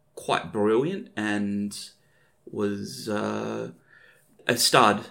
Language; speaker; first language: English; native; English